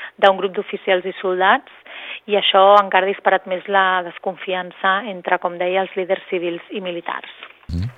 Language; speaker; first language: Catalan; native; Catalan